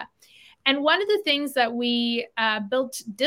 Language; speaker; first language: English; native; English